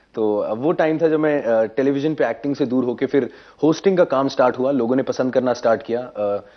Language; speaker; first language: Hindi; native; Hindi